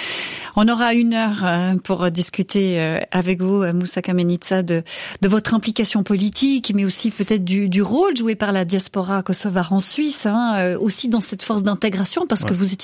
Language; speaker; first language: French; native; French